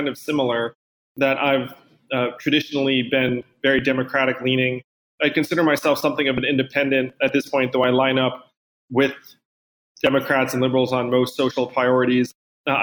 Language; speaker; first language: English; native; English